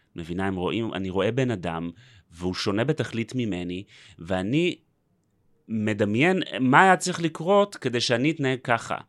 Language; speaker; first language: Hebrew; native; Hebrew